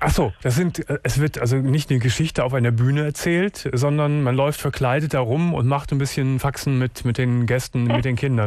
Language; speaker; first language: German; native; German